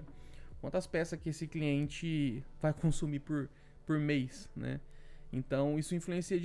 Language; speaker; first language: Portuguese; native; Portuguese